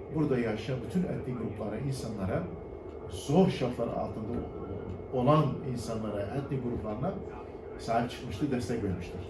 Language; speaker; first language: Turkish; early bilingual, heritage; Turkish